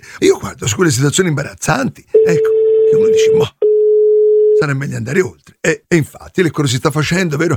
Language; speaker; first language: Italian; native; Italian